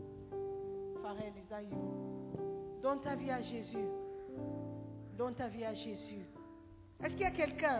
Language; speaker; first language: French; non-native, fluent; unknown